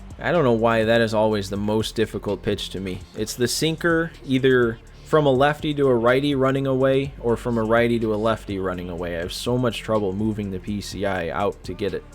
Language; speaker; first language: English; native; English